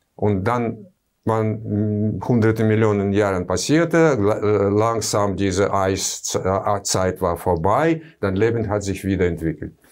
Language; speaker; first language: German; non-native, fluent; Russian